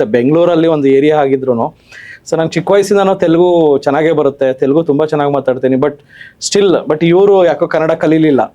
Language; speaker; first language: Kannada; native; Kannada